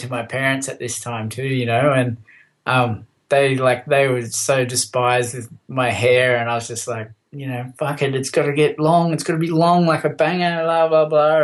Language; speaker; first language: English; native; English